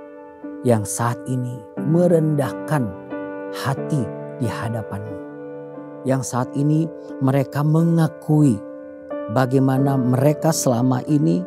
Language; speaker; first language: Indonesian; native; Indonesian